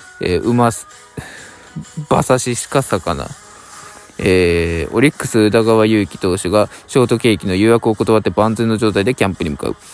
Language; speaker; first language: Japanese; native; Japanese